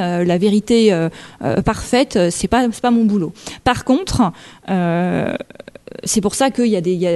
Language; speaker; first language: French; native; French